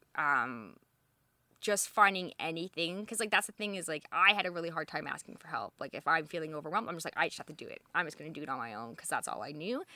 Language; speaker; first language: English; native; English